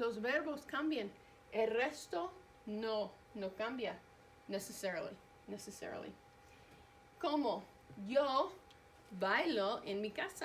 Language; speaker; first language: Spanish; non-native, fluent; English